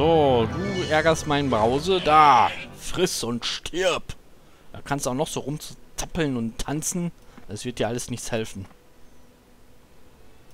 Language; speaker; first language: German; native; German